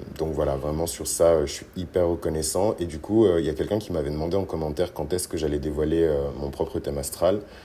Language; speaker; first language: French; early bilingual, other home language; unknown